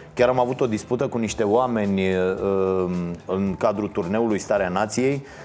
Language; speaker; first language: Romanian; native; Romanian